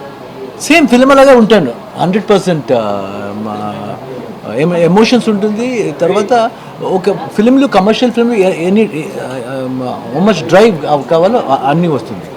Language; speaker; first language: Telugu; non-native, learner; Kannada